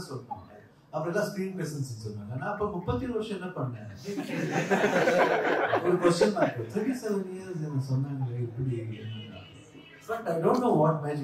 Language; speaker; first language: Tamil; non-native, learner; Kannada